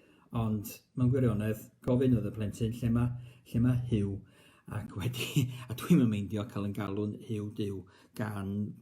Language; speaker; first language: Welsh; native; Welsh